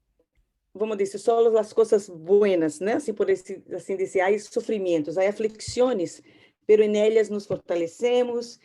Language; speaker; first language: Portuguese; non-native, learner; Spanish